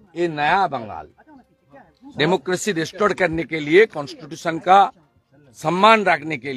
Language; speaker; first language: Hindi; non-native, local second language; Bangla